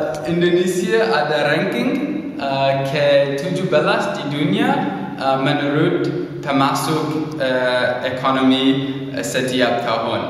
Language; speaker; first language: Indonesian; non-native, learner; English